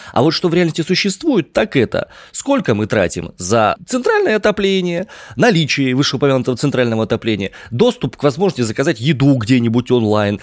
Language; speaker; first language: Russian; native; Russian